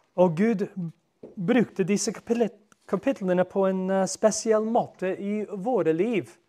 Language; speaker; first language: Norwegian; non-native, fluent; English